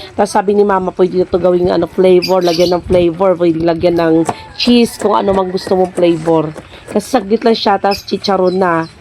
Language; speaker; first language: Filipino; non-native, local second language; Cebuano